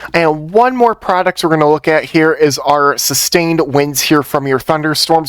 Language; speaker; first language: English; native; English